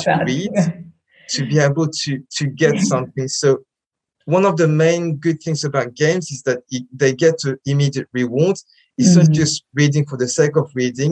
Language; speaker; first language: English; non-native, fluent; French